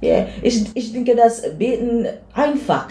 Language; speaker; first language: German; non-native, learner; English